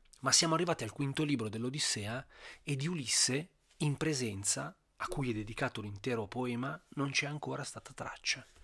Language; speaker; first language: Italian; native; Italian